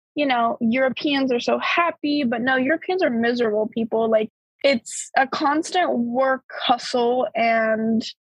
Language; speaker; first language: English; early bilingual, other home language; Bulgarian